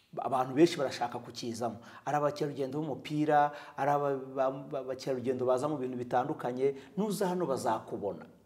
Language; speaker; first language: Kinyarwanda; native; Kinyarwanda